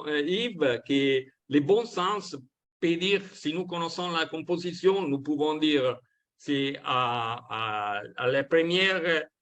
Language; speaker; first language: French; non-native, learner; Italian